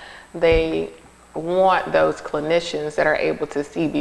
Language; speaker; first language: English; native; English